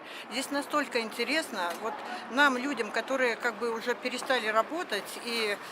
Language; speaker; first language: Russian; native; Russian